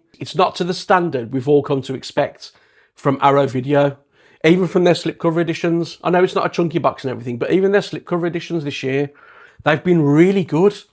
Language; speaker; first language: English; native; English